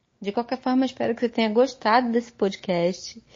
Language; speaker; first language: Portuguese; native; Portuguese